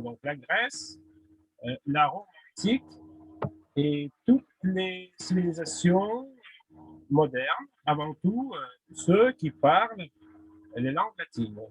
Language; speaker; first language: French; non-native, fluent; Russian